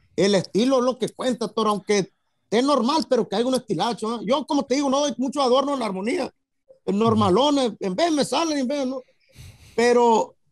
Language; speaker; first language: Spanish; early bilingual, heritage; Spanish